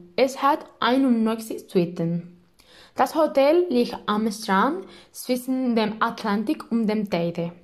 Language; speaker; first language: German; non-native, learner; Spanish